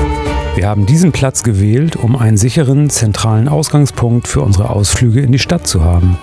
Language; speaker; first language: German; native; German